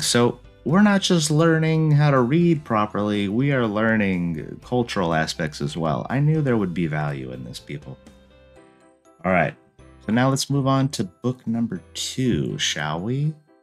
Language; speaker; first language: English; native; English